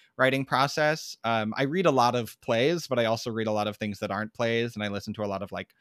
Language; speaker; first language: English; native; English